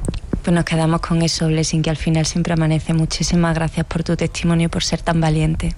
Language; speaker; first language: Spanish; native; Spanish